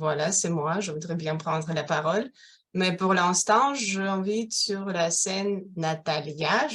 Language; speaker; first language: French; non-native, fluent; Russian